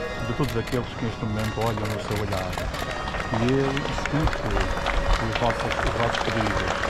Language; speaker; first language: Portuguese; native; Portuguese